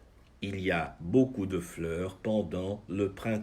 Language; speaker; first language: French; non-native, fluent; Portuguese